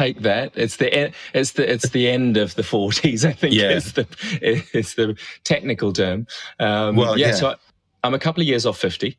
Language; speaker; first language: English; native; English